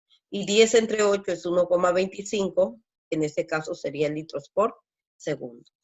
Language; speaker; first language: Spanish; native; Spanish